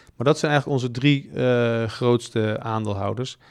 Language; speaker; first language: Dutch; native; Dutch